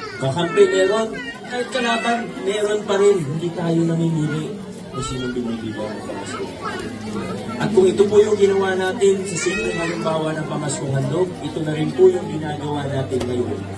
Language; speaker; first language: Filipino; native; Filipino